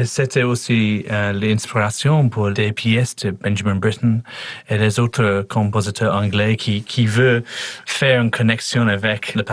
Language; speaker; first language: French; non-native, learner; English